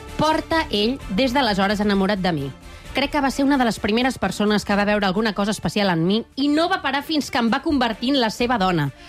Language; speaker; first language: Catalan; native; Catalan